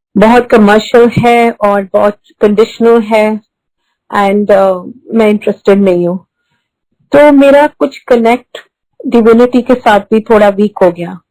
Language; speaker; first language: Hindi; early bilingual, heritage; Hindi